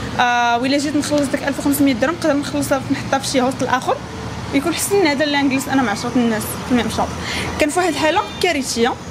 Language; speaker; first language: Arabic; native; Arabic